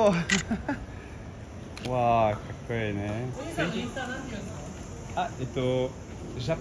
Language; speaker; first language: Japanese; non-native, fluent; French